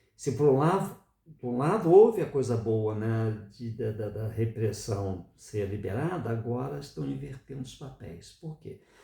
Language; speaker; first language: Portuguese; native; Portuguese